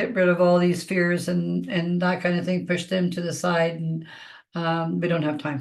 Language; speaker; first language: English; native; English